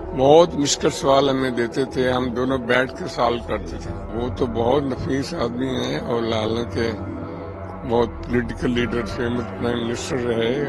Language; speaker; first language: Urdu; non-native, local second language; Punjabi